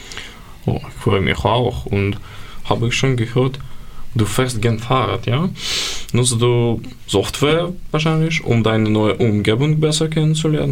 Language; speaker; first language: German; non-native, learner; Ukrainian